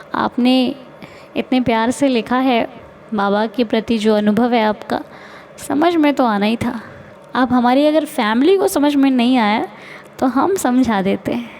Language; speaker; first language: Hindi; native; Hindi